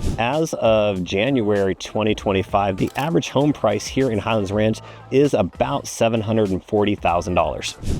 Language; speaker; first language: English; native; English